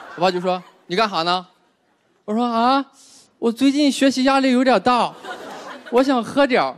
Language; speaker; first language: Chinese; native; Chinese